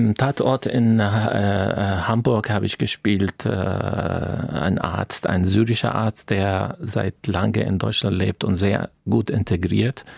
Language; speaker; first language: German; non-native, fluent; Arabic